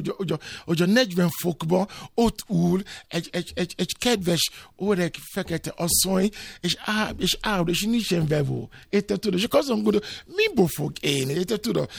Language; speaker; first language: Hungarian; non-native, learner; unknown